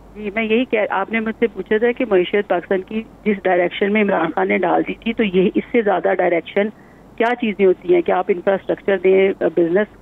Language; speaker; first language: Urdu; non-native, local second language; Punjabi